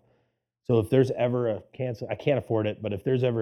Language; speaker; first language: English; native; English